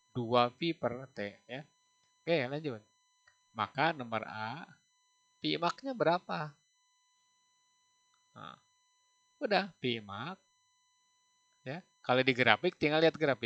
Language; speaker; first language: Indonesian; native; Indonesian